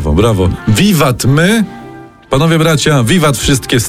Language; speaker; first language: Polish; native; Polish